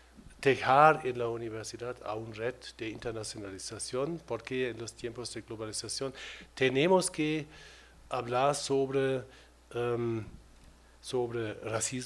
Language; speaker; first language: Spanish; non-native, fluent; German